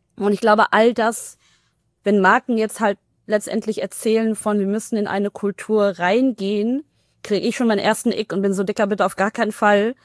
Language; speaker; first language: German; early bilingual, other home language; Tamil